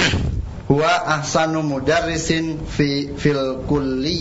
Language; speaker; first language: Arabic; non-native, learner; Indonesian